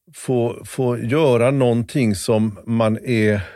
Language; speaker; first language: Swedish; native; Swedish